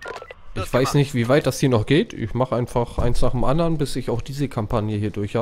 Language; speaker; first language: German; native; German